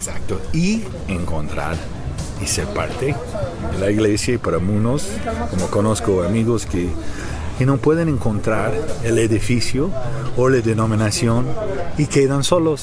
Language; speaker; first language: Spanish; non-native, learner; English